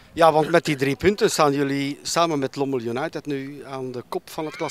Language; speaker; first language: Dutch; native; Dutch